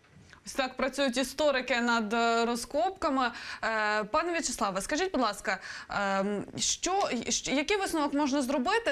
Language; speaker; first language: Ukrainian; native; Ukrainian